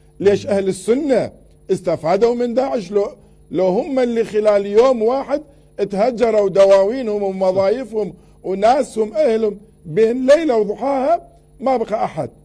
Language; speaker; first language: Arabic; non-native, local second language; Turkmen